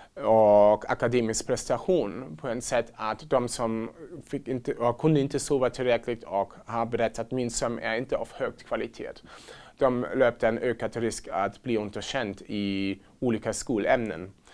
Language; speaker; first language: Swedish; non-native, learner; German